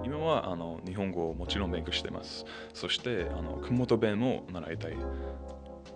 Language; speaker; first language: Japanese; non-native, learner; English